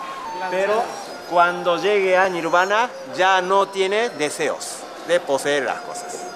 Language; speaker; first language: Spanish; non-native, learner; Japanese